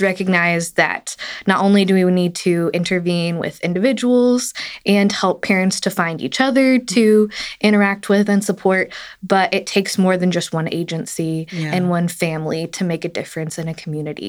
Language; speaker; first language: English; native; English